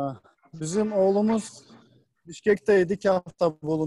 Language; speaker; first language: Turkish; non-native, fluent; Kyrgyz